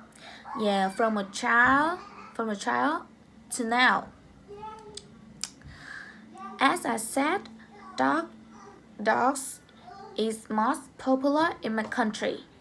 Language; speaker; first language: English; non-native, learner; Vietnamese